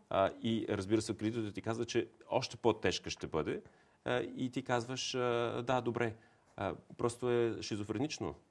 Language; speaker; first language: Bulgarian; native; Bulgarian